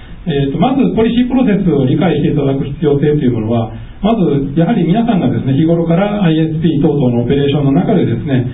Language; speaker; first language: Japanese; native; Japanese